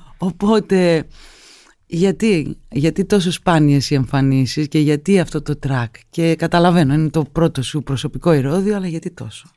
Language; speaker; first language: Greek; native; Greek